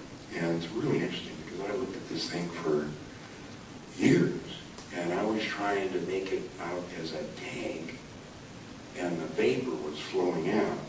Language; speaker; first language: English; native; English